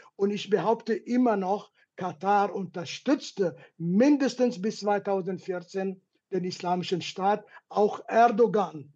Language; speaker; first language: German; non-native, fluent; Kurdish